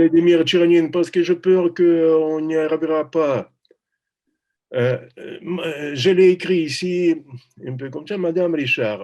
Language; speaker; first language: French; non-native, fluent; Russian